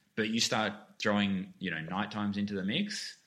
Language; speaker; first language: English; native; English